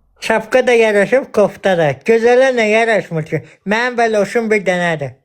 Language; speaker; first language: Azerbaijani; non-native, local second language; Talysh